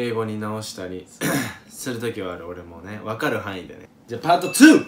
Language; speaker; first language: Japanese; native; Japanese